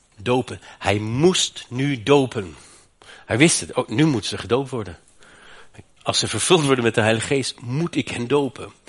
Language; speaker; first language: Dutch; non-native, fluent; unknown